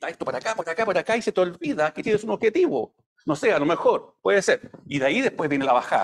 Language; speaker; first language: Spanish; native; Spanish